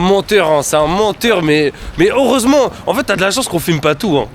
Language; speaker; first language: French; native; French